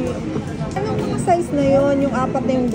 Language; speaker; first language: Filipino; native; Filipino